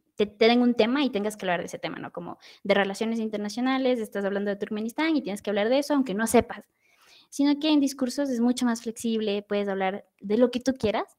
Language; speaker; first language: Spanish; native; Spanish